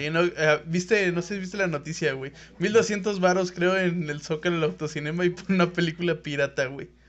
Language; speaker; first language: Spanish; native; Spanish